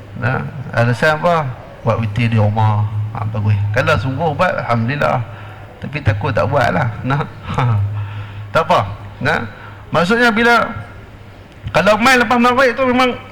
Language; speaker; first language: Malay; native; Malay